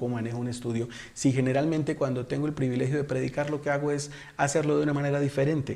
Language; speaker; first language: Spanish; native; Spanish